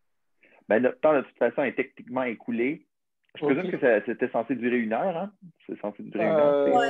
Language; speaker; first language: French; native; French